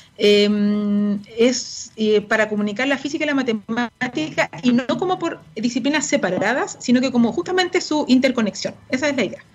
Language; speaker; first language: Spanish; native; Spanish